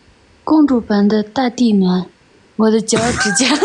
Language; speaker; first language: Chinese; non-native, local second language; Tibetan